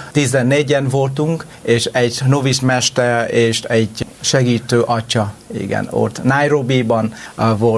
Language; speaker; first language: Hungarian; non-native, learner; Vietnamese